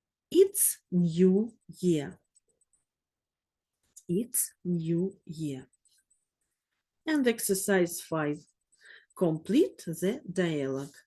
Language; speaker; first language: English; non-native, fluent; Ukrainian